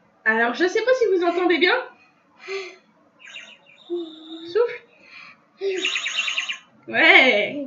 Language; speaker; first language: French; native; French